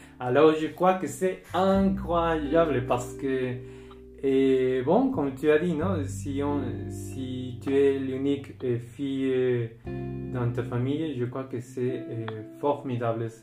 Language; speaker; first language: French; non-native, fluent; Spanish